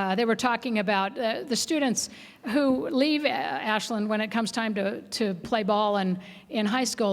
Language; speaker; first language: English; native; English